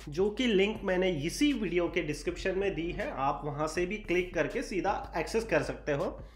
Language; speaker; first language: Hindi; native; Hindi